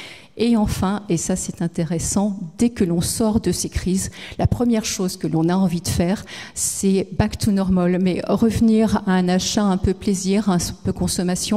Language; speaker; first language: French; native; French